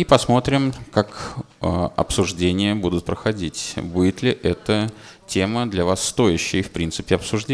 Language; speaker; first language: Russian; native; Russian